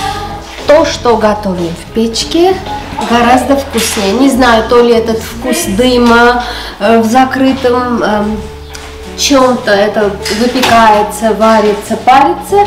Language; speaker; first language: Russian; non-native, fluent; Armenian